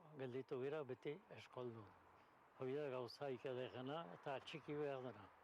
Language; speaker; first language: Basque; native; Basque